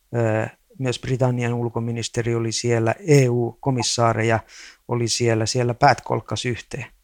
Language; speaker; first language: Finnish; native; Finnish